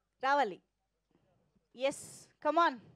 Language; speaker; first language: Telugu; native; Telugu